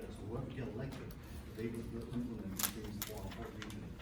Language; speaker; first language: English; non-native, local second language; Cantonese